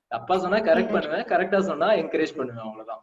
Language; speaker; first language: Tamil; native; Tamil